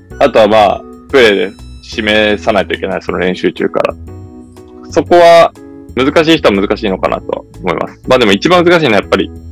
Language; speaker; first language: Japanese; native; Japanese